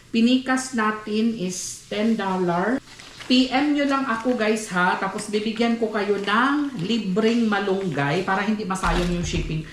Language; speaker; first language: Filipino; non-native, local second language; Cebuano